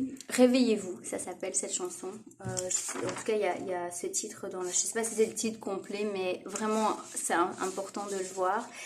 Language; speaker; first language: French; native; French